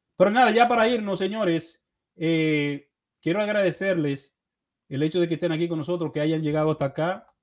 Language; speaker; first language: Spanish; native; Spanish